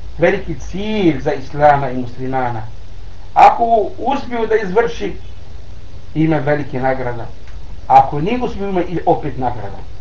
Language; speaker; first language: Bosnian; non-native, learner; Arabic